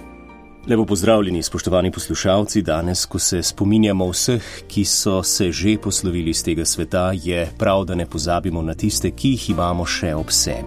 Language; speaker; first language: Slovenian; native; Slovenian